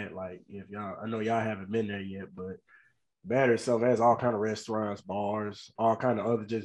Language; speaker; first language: English; native; English